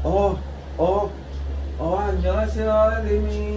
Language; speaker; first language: Korean; non-native, learner; Filipino